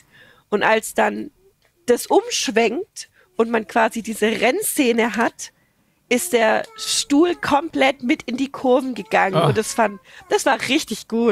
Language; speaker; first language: German; native; German